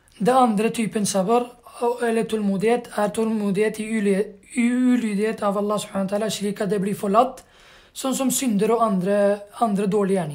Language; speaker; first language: Norwegian; non-native, learner; Arabic